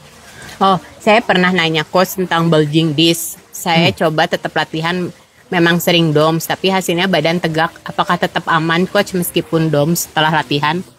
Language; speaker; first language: Indonesian; native; Indonesian